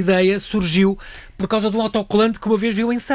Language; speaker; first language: Portuguese; native; Portuguese